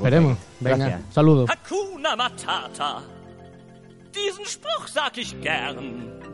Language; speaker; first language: Spanish; native; Spanish